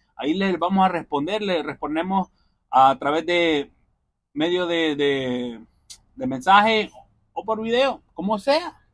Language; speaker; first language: Spanish; early bilingual, heritage; Spanish